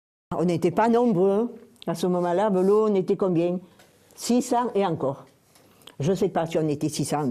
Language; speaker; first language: French; native; French